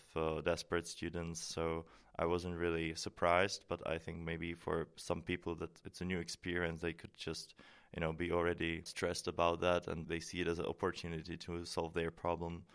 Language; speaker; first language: English; non-native, fluent; Czech